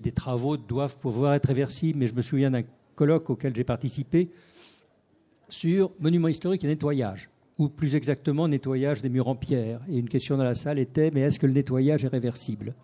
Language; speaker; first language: French; native; French